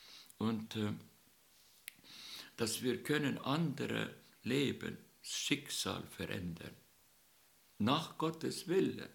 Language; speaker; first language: German; non-native, learner; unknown